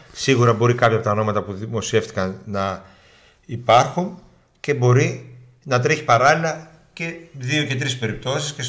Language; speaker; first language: Greek; native; Greek